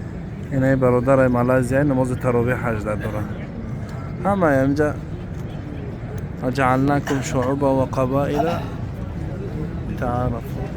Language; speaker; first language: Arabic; non-native, learner; Tajik